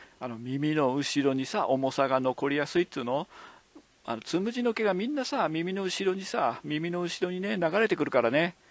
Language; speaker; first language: Japanese; native; Japanese